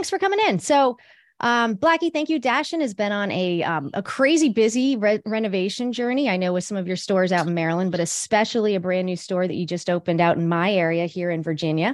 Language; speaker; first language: English; native; English